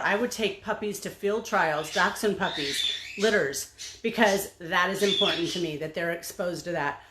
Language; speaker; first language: English; native; English